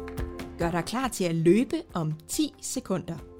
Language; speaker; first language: Danish; native; Danish